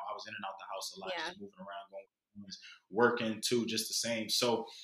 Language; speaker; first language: English; native; English